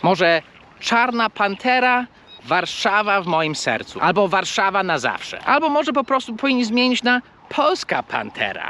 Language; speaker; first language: Polish; non-native, fluent; English